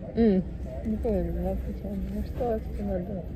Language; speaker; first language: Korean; non-native, learner; Russian